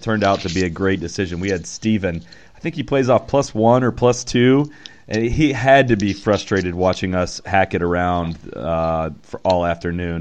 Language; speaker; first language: English; native; English